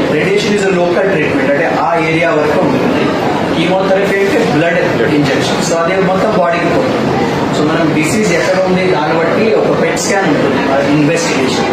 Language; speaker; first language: Telugu; non-native, fluent; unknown